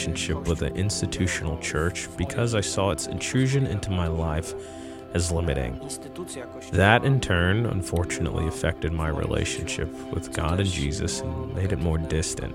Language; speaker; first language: English; non-native, fluent; Polish